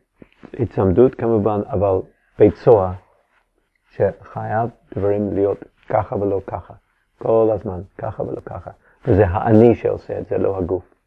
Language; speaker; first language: Hebrew; non-native, fluent; English